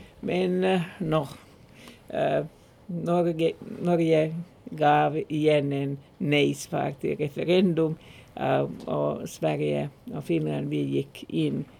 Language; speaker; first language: Swedish; non-native, local second language; Finnish